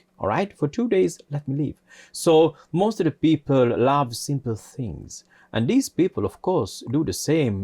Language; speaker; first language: English; non-native, fluent; Hungarian